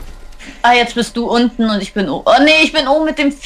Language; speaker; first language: German; native; German